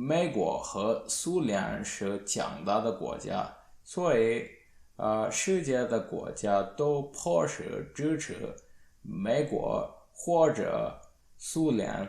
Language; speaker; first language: Chinese; non-native, learner; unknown